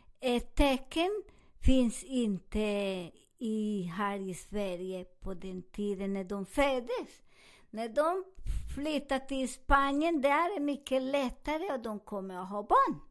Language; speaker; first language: Swedish; non-native, learner; Spanish